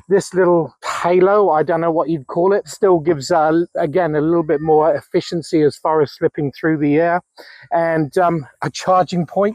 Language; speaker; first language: English; native; English